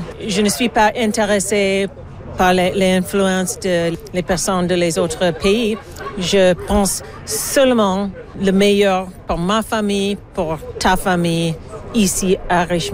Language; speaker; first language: French; non-native, learner; English